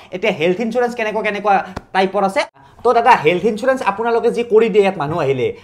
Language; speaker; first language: Assamese; native; Assamese